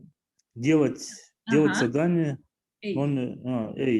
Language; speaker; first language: Russian; non-native, local second language; Kyrgyz